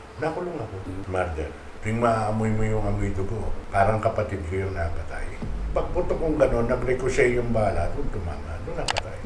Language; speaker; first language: Filipino; native; Filipino